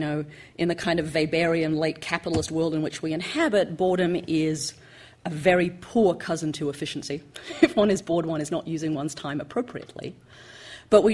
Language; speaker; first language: English; native; English